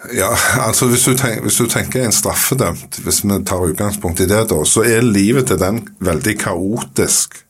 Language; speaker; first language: Norwegian; native; Norwegian